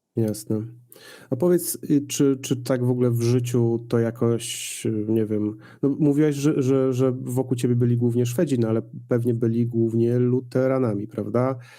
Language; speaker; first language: Polish; native; Polish